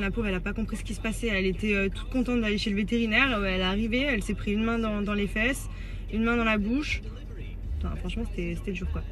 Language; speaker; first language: French; native; French